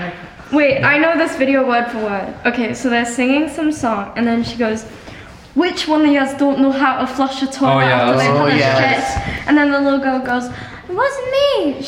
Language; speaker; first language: English; non-native, local second language; Afrikaans